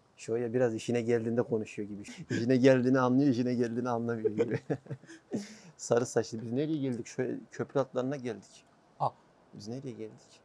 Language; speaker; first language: Turkish; native; Turkish